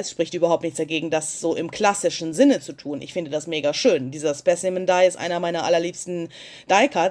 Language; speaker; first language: German; native; German